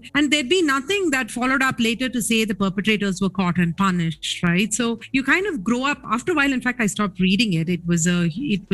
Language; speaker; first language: English; non-native, local second language; Tamil